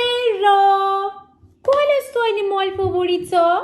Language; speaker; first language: Spanish; non-native, learner; Turkish